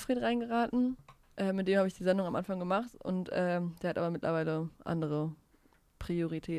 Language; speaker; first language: German; native; German